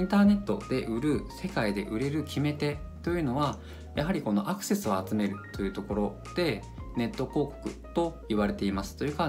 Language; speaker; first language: Japanese; native; Japanese